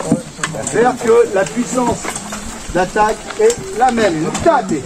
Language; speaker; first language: French; native; French